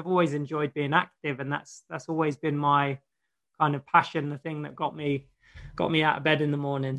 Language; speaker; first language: English; native; English